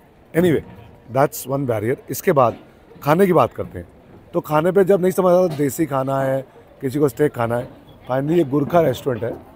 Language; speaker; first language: Hindi; native; Hindi